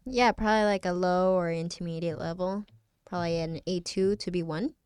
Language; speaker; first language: English; non-native, fluent; Spanish